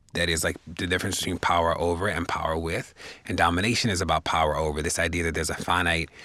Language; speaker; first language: English; native; English